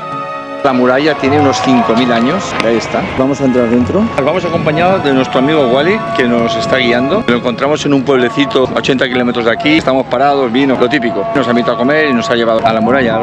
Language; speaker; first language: Spanish; native; Spanish